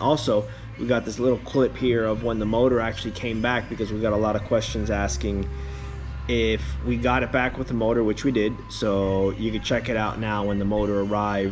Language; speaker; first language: English; native; English